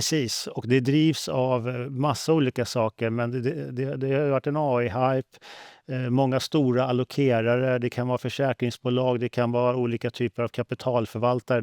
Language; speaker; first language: Swedish; native; Swedish